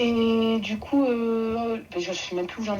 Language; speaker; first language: French; native; French